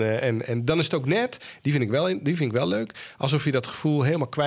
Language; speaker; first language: Dutch; native; Dutch